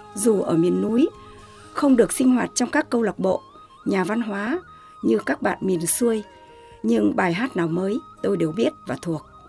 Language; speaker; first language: Vietnamese; non-native, local second language; Tày